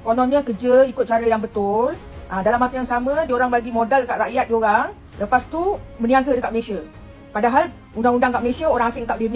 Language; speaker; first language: Malay; native; Malay